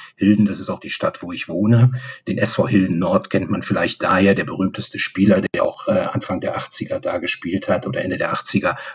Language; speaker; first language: German; native; German